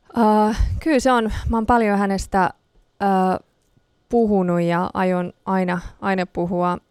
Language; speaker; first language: Finnish; early bilingual, other home language; Persian